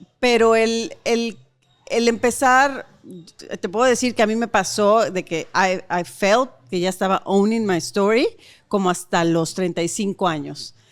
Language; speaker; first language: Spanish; native; Spanish